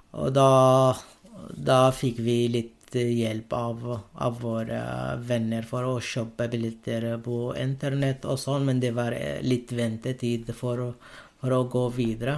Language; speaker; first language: Norwegian; non-native, fluent; Arabic